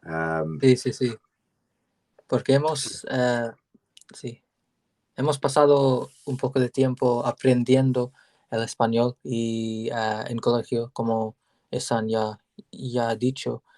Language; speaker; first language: Spanish; non-native, learner; English